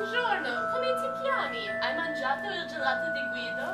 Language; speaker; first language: Italian; non-native, learner; English